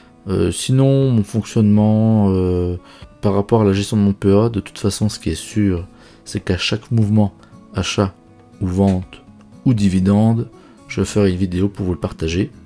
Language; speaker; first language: French; native; French